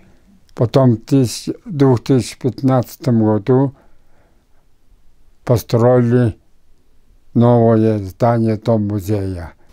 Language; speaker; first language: Russian; non-native, local second language; Buriat